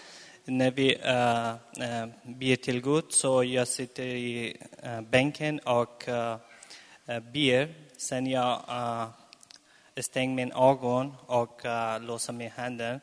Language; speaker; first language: Swedish; non-native, learner; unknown